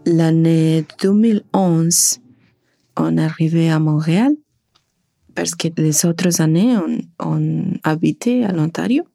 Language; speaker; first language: French; non-native, learner; Spanish